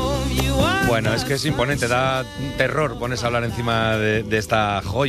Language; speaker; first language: Spanish; native; Spanish